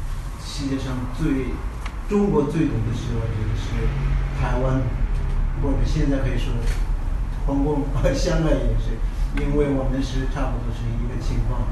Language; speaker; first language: Chinese; non-native, learner; Tibetan